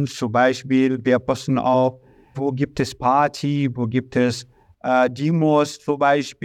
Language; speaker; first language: German; non-native, learner; Arabic